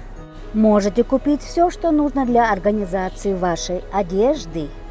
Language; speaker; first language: Russian; non-native, local second language; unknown